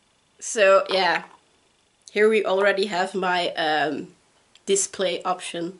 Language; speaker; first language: English; non-native, fluent; Dutch